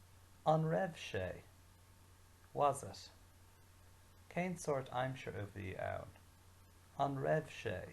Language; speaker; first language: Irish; non-native, local second language; English